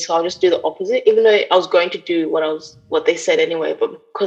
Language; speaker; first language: English; native; English